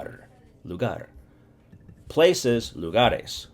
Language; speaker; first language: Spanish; non-native, fluent; English